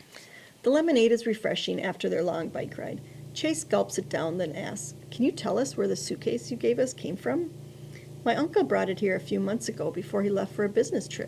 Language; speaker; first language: English; native; English